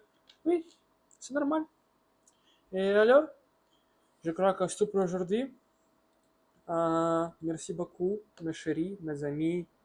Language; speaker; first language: French; non-native, learner; Russian